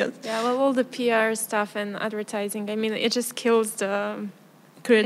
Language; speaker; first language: English; non-native, fluent; Serbian